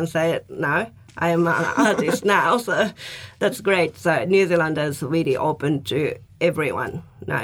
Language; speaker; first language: English; non-native, fluent; Japanese